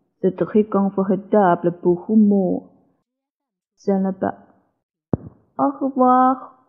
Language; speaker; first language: French; non-native, learner; Chinese